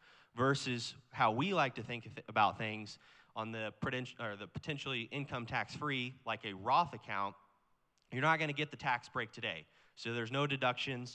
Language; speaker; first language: English; native; English